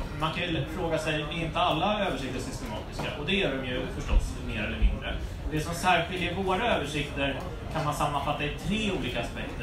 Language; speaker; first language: Swedish; native; Swedish